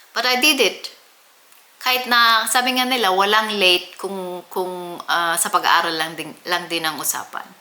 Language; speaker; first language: Filipino; native; Filipino